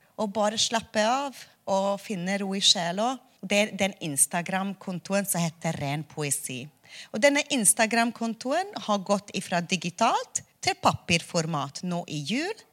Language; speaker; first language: Norwegian; non-native, fluent; Hungarian